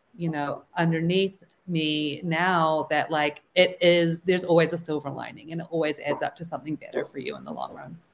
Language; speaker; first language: English; native; English